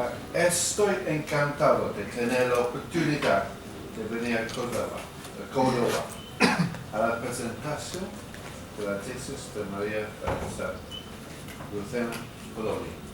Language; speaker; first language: Spanish; non-native, fluent; English